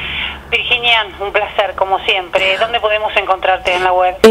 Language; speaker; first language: Spanish; native; Spanish